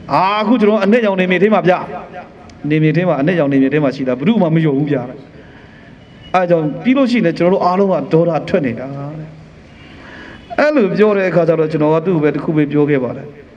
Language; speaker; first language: Burmese; non-native, local second language; Kachin